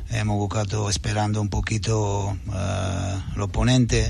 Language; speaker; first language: Spanish; non-native, learner; Italian